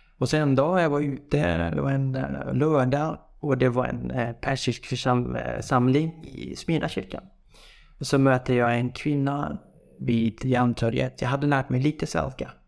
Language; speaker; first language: Swedish; non-native, fluent; Kurdish